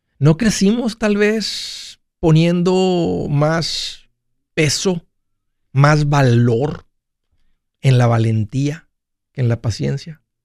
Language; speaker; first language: Spanish; early bilingual, heritage; Spanish